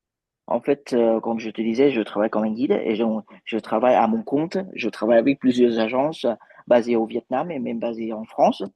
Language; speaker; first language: French; non-native, fluent; Vietnamese